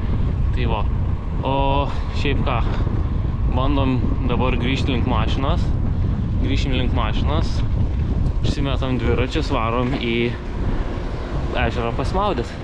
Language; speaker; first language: Lithuanian; native; Lithuanian